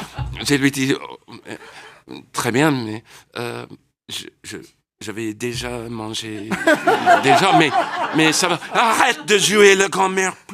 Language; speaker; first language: French; non-native, learner; English